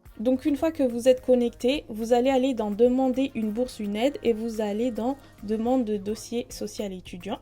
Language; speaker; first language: French; early bilingual, other home language; Portuguese